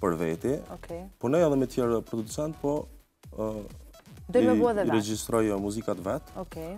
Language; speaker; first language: Albanian; early bilingual, heritage; Albanian